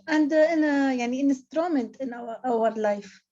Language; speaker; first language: English; non-native, learner; Arabic